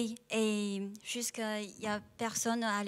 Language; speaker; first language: French; non-native, fluent; Chinese